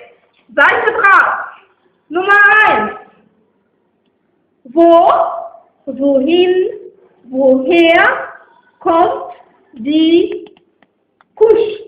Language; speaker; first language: German; non-native, fluent; Arabic